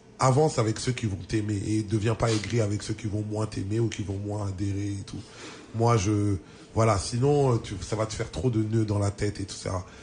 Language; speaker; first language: French; early bilingual, other home language; Lingala